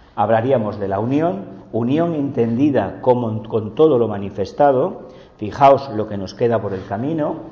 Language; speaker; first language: Spanish; native; Spanish